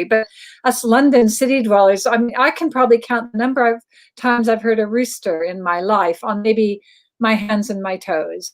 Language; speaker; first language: English; native; English